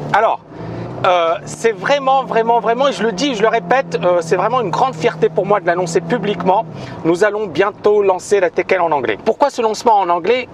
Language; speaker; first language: French; non-native, local second language; Arabic